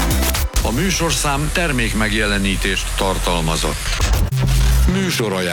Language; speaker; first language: Hungarian; native; Hungarian